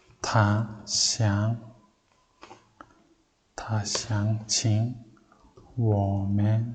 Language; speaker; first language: Chinese; non-native, fluent; Mongolian